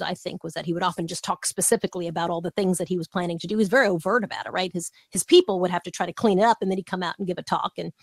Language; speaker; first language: English; native; English